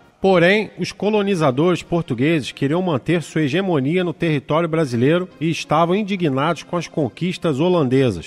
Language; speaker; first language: Portuguese; native; Portuguese